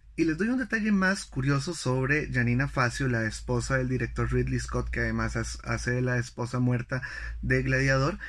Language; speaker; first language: Spanish; native; Spanish